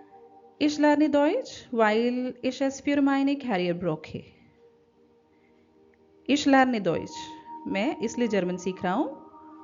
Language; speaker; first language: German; non-native, fluent; Hindi